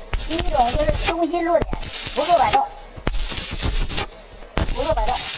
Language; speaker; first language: Chinese; native; Chinese